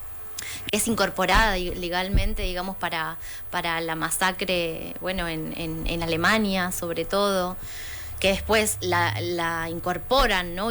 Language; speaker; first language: Spanish; native; Spanish